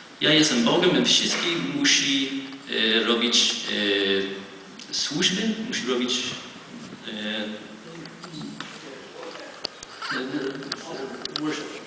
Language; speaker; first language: Polish; non-native, learner; Hebrew